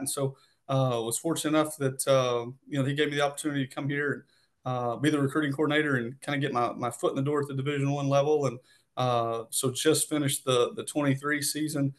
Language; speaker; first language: English; native; English